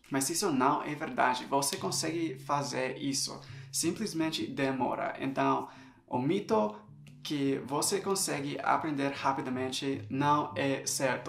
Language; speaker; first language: Portuguese; non-native, fluent; English